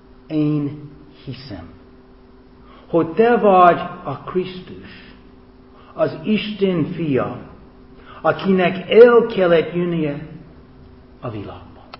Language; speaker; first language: Hungarian; non-native, fluent; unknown